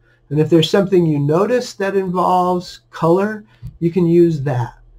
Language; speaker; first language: English; native; English